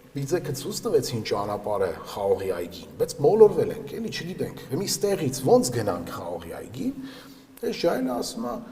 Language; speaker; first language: Armenian; native; Armenian